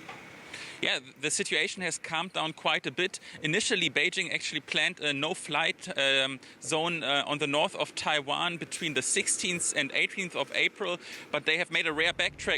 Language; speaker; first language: English; non-native, fluent; German